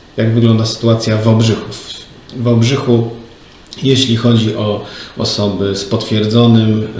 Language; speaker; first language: Polish; native; Polish